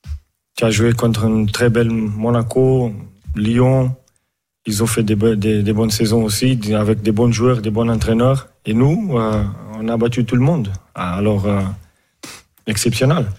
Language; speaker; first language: French; non-native, fluent; Portuguese